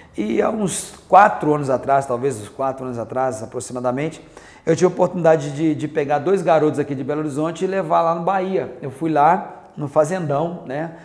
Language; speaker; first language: Portuguese; native; Portuguese